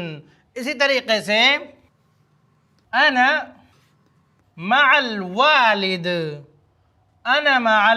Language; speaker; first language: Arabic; non-native, fluent; Urdu